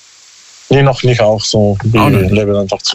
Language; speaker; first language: German; non-native, learner; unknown